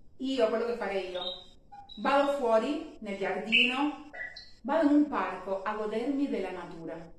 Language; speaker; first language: Italian; non-native, fluent; Spanish